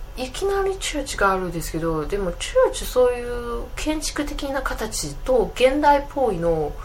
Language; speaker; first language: Japanese; non-native, fluent; Chinese